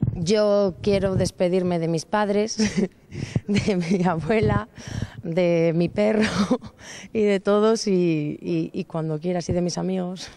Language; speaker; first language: Spanish; native; Spanish